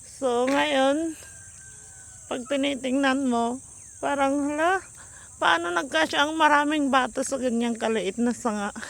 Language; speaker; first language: Filipino; non-native, local second language; Iloko